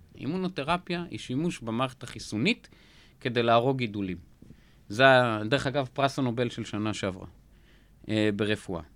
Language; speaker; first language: Hebrew; native; Hebrew